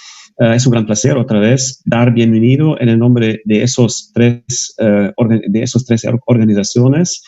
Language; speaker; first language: Spanish; non-native, fluent; German